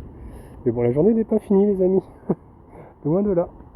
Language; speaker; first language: French; native; French